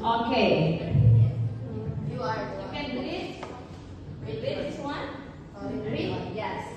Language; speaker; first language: English; non-native, learner; Indonesian